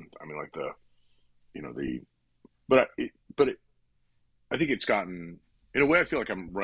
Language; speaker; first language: English; native; English